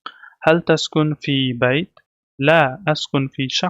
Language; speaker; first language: Arabic; non-native, learner; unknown